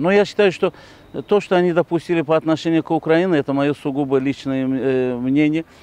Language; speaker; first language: Russian; non-native, local second language; Azerbaijani